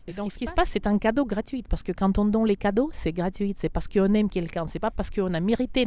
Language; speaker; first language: French; non-native, fluent; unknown